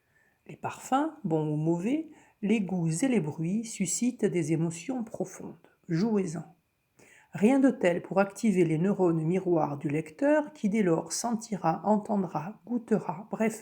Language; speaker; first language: French; native; French